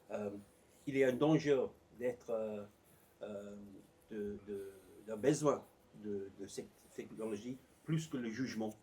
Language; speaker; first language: French; non-native, learner; English